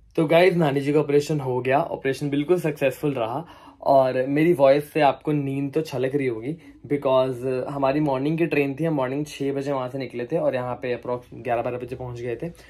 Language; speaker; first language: Hindi; non-native, local second language; Punjabi